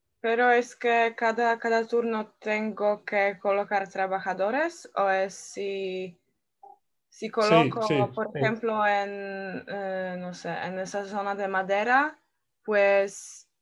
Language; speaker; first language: Spanish; non-native, learner; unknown